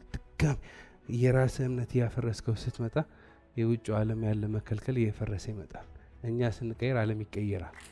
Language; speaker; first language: Amharic; non-native, local second language; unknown